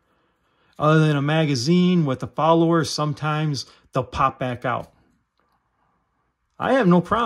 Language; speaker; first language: English; native; English